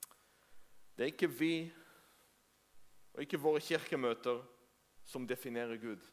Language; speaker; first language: Norwegian; non-native, fluent; Hebrew